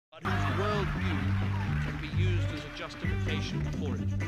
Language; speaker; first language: English; native; English